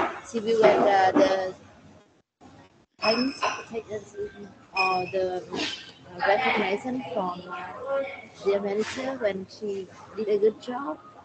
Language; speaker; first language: English; non-native, learner; Vietnamese